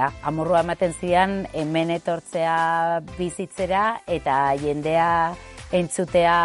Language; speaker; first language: Basque; non-native, learner; Spanish